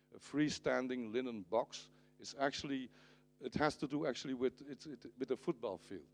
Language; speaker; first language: English; non-native, fluent; Dutch